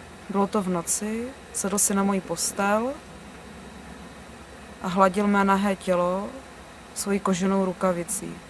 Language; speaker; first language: Czech; native; Czech